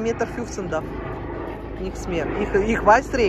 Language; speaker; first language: German; non-native, learner; Russian